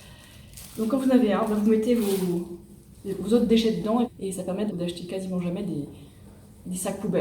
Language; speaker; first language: French; native; French